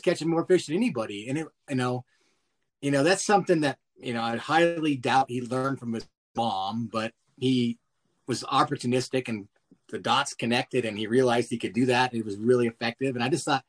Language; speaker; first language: English; native; English